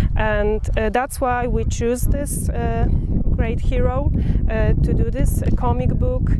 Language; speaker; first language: English; non-native, fluent; Polish